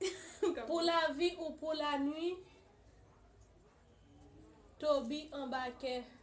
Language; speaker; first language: French; non-native, learner; Haitian Creole